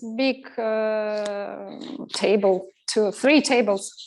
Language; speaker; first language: English; non-native, learner; Russian